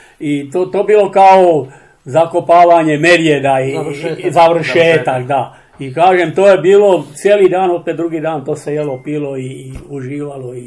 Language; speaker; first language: Serbian; non-native, local second language; Czech